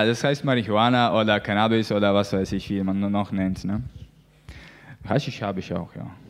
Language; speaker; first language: German; non-native, learner; Latvian